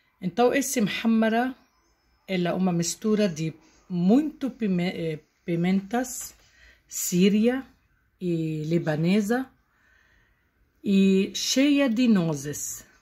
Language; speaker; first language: Portuguese; non-native, learner; Arabic